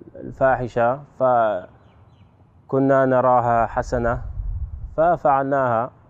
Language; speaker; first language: Arabic; non-native, fluent; French